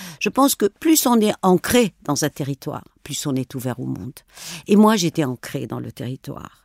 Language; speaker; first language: French; non-native, local second language; Arabic